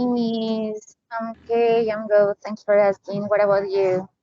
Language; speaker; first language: English; non-native, learner; Spanish